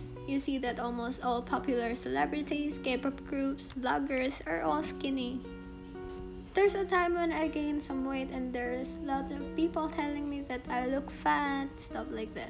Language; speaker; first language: English; non-native, local second language; Filipino